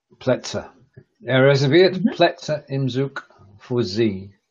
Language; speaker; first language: German; non-native, learner; English